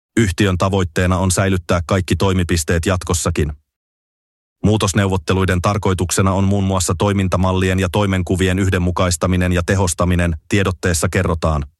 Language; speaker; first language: Finnish; native; Finnish